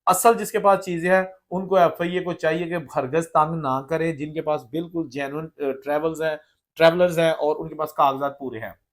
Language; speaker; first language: Urdu; native; Urdu